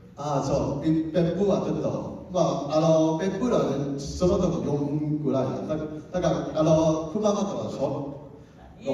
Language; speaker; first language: Japanese; non-native, learner; Cantonese